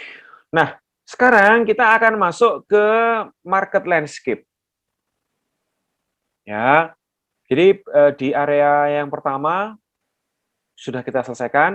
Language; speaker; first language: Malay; non-native, local second language; Javanese